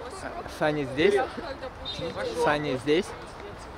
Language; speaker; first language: Russian; native; Russian